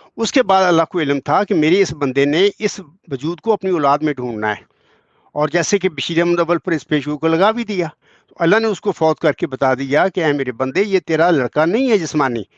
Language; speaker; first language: Urdu; non-native, local second language; Punjabi